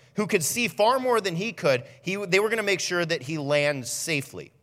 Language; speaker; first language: English; native; English